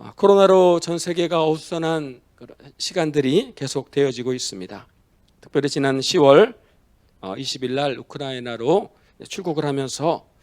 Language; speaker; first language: Korean; native; Korean